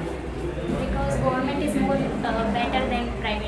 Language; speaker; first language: English; non-native, learner; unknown